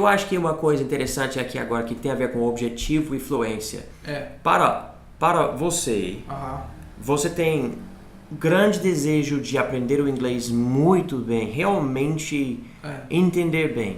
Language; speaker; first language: Portuguese; non-native, fluent; English